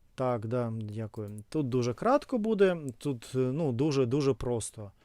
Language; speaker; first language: Ukrainian; non-native, local second language; Russian